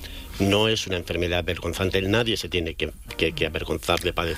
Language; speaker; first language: Spanish; native; Spanish